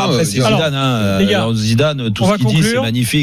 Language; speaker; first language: French; native; French